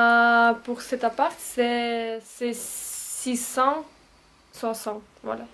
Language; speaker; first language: French; non-native, learner; Russian